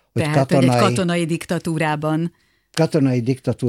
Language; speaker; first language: Hungarian; native; Hungarian